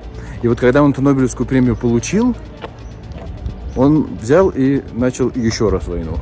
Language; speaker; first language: Russian; native; Russian